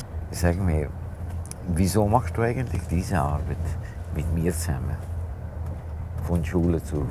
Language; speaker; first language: German; non-native, fluent; Hungarian